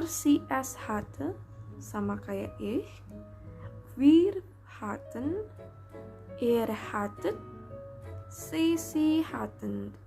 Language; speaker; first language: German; non-native, learner; Indonesian